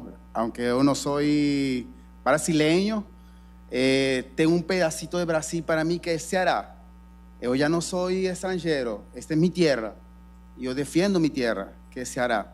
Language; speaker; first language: Portuguese; non-native, learner; Spanish